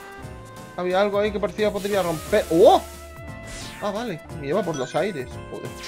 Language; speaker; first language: Spanish; native; Spanish